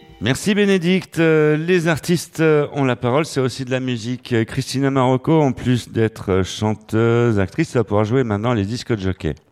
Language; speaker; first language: French; native; French